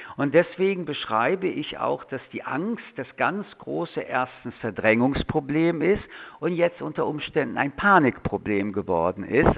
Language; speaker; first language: German; early bilingual, other home language; French